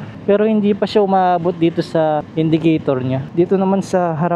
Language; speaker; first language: Filipino; native; Filipino